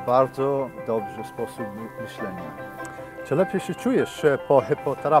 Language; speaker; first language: Polish; non-native, learner; English